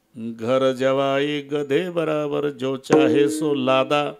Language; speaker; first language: Hindi; non-native, local second language; Marathi